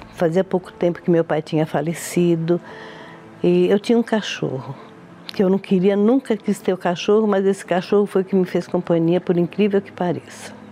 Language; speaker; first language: Portuguese; early bilingual, other home language; Italian